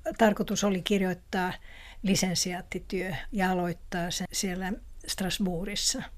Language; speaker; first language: Finnish; non-native, local second language; Swedish